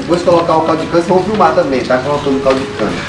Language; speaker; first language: Portuguese; native; Portuguese